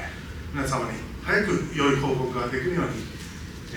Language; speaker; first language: Japanese; native; Japanese